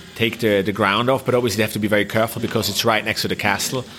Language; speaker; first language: English; non-native, fluent; Swiss German